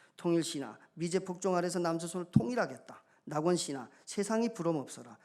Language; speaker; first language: Korean; native; Korean